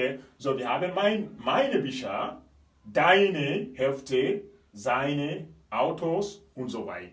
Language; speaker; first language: German; non-native, fluent; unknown